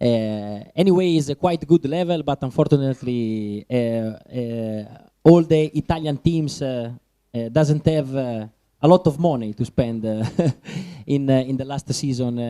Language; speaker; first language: English; non-native, learner; Italian